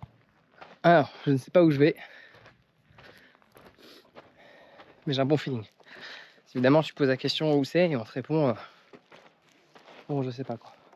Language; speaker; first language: French; native; French